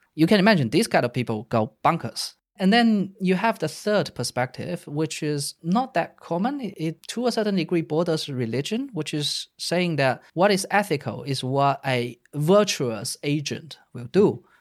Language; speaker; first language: English; non-native, fluent; Chinese